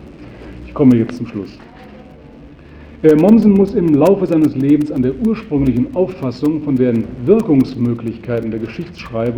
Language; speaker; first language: German; native; German